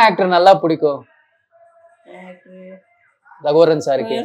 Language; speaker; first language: Tamil; non-native, fluent; Telugu